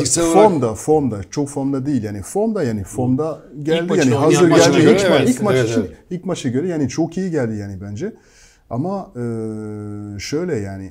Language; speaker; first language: Turkish; non-native, fluent; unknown